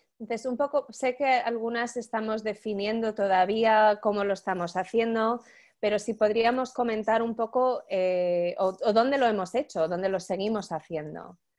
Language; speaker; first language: Spanish; native; Spanish